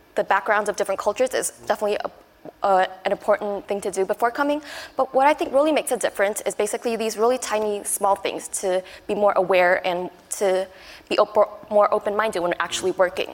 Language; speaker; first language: English; non-native, fluent; Chinese